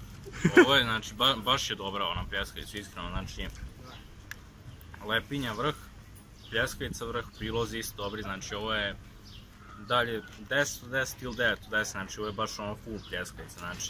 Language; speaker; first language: Serbian; native; Serbian